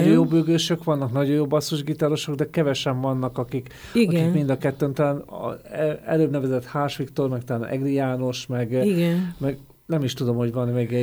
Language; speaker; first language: Hungarian; native; Hungarian